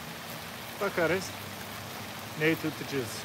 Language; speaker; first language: Turkish; non-native, learner; English